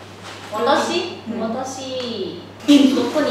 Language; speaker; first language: Japanese; non-native, learner; Korean